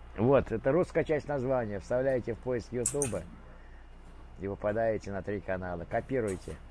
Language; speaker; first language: Russian; native; Russian